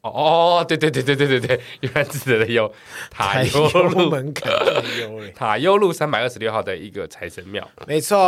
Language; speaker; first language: Chinese; native; Chinese